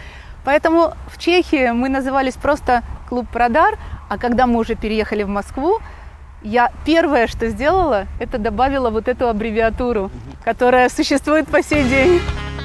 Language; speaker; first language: Russian; native; Russian